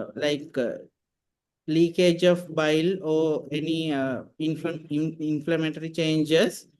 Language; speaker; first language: English; non-native, local second language; Sinhala